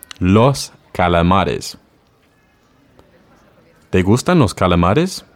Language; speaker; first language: Spanish; non-native, learner; English